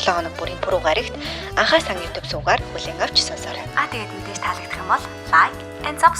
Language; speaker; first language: Mongolian; native; Mongolian